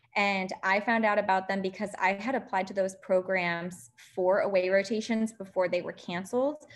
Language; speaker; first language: English; native; English